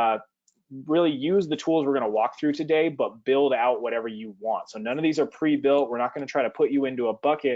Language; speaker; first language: English; native; English